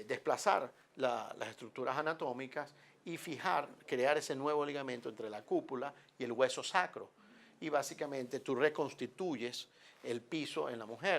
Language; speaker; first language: Spanish; native; Spanish